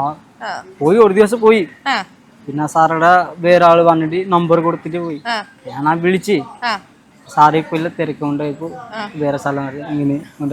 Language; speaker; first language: Malayalam; non-native, local second language; Odia